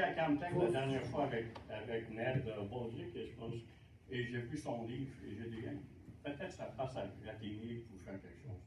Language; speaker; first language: French; non-native, local second language; English